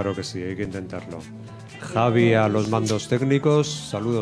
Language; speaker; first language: Spanish; native; Spanish